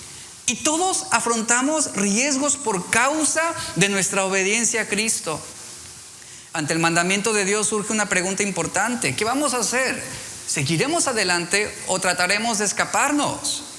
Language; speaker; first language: Spanish; native; Spanish